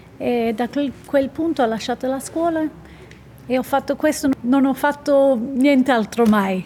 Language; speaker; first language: Italian; early bilingual, heritage; Italian